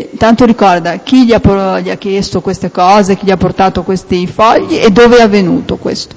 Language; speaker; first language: Italian; native; Italian